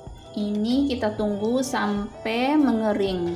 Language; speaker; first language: Indonesian; native; Indonesian